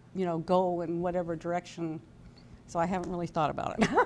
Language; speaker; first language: English; native; English